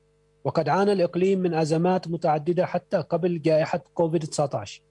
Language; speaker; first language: Arabic; native; Arabic